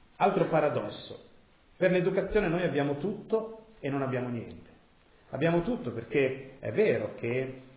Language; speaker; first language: Italian; native; Italian